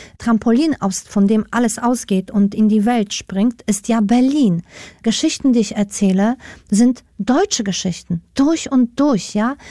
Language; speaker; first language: German; non-native, fluent; Polish